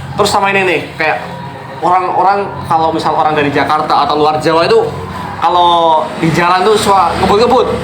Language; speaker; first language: Indonesian; non-native, local second language; Javanese